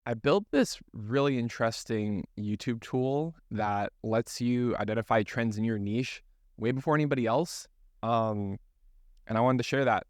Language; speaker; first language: English; native; English